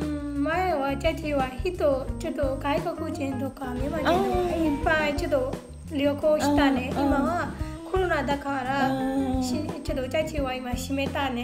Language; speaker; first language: Japanese; non-native, learner; Burmese